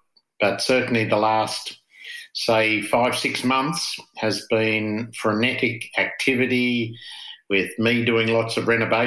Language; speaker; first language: English; native; English